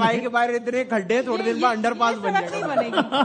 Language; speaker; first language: Urdu; native; Urdu